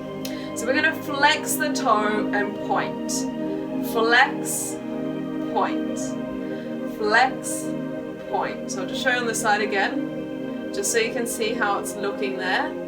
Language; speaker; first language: English; native; English